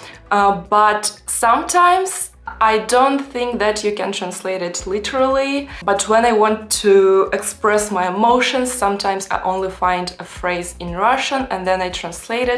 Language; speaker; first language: English; non-native, fluent; Russian